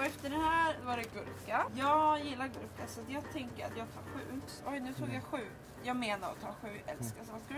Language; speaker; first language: Swedish; native; Swedish